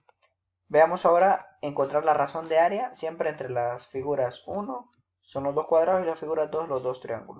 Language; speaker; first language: Spanish; native; Spanish